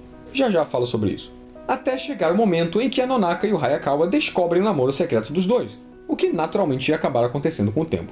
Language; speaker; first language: Portuguese; native; Portuguese